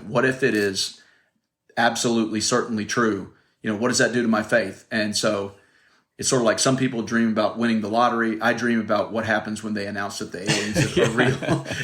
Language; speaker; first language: English; native; English